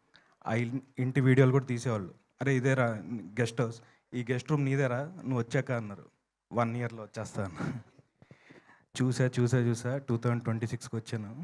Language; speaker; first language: Telugu; native; Telugu